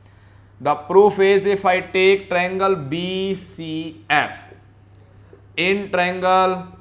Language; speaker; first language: English; non-native, local second language; Hindi